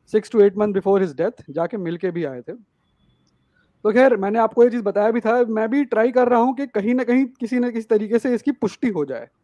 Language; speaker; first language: Hindi; non-native, local second language; Marathi